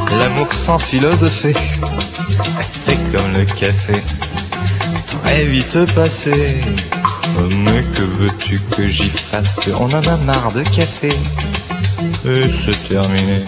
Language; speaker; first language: French; non-native, fluent; Portuguese